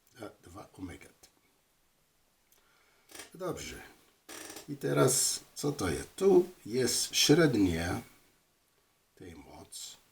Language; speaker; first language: Polish; non-native, learner; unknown